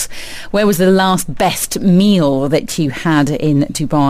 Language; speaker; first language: English; native; English